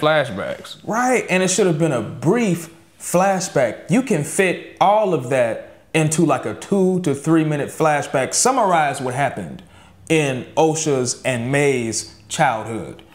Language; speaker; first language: English; native; English